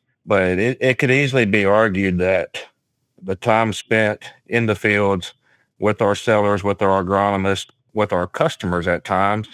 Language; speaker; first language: English; native; English